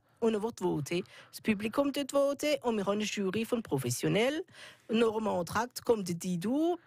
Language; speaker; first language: German; non-native, local second language; French